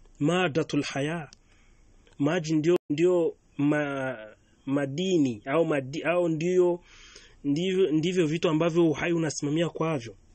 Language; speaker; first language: Swahili; native; Swahili